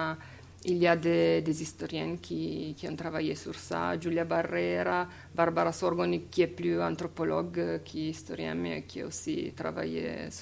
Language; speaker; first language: French; non-native, fluent; Italian